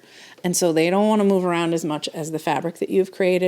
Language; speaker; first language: English; native; English